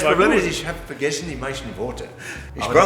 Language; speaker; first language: German; non-native, learner; English